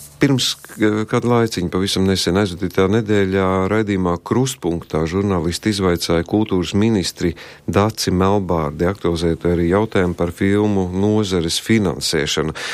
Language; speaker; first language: Latvian; native; Latvian